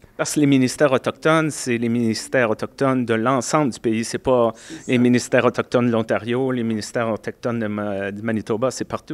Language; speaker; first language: French; native; French